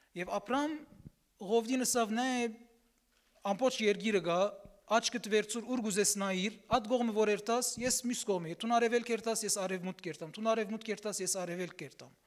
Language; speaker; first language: Armenian; early bilingual, heritage; Armenian